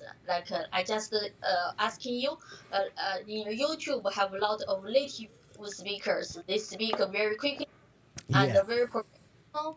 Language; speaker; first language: English; non-native, learner; Chinese